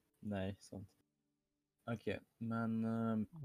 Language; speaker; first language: Swedish; non-native, fluent; German